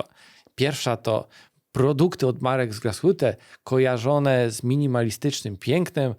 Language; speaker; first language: Polish; native; Polish